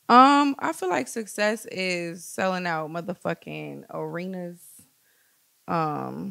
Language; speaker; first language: English; native; English